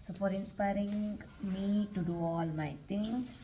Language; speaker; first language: English; non-native, local second language; Kannada